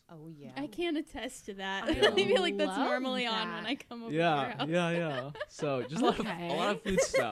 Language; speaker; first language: English; native; English